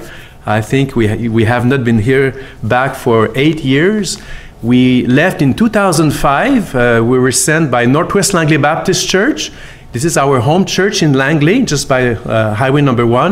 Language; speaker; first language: English; non-native, fluent; French